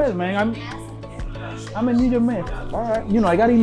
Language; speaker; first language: English; non-native, fluent; Spanish